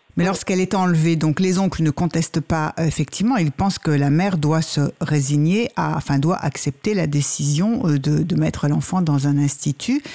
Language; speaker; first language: French; native; French